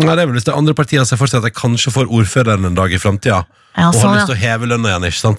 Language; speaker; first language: Norwegian; native; Norwegian